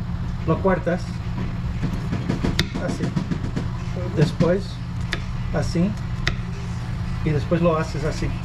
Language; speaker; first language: Spanish; non-native, learner; English